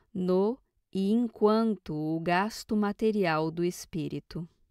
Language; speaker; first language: Portuguese; native; Portuguese